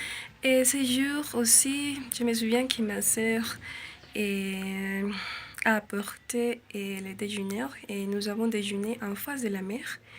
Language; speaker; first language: French; non-native, learner; Spanish